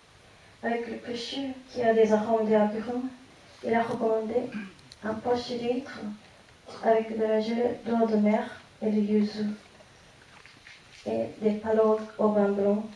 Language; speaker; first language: French; non-native, fluent; Japanese